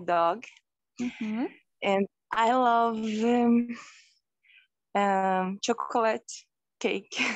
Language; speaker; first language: English; non-native, learner; Portuguese